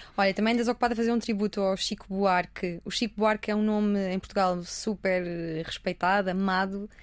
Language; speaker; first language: Portuguese; native; Portuguese